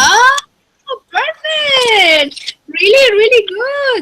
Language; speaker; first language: English; non-native, fluent; Spanish